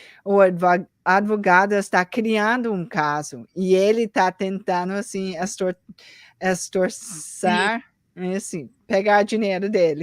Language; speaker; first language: Portuguese; early bilingual, heritage; English